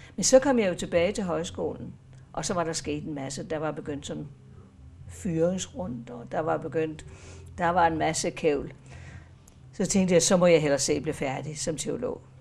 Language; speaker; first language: Danish; native; Danish